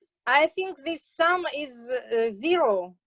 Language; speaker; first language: English; non-native, learner; Russian